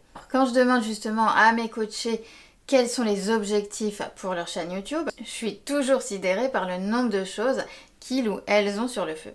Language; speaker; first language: French; native; French